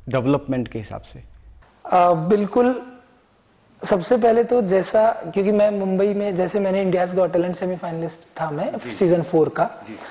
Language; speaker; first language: Hindi; native; Hindi